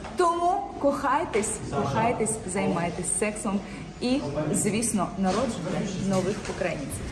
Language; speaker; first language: Ukrainian; non-native, local second language; Russian